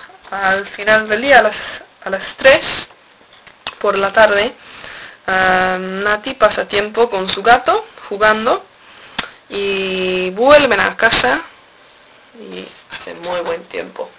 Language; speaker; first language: Spanish; non-native, learner; English